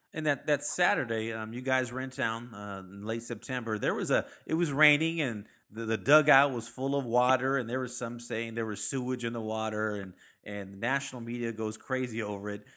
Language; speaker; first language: English; native; English